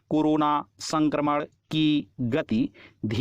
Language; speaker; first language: Hindi; native; Hindi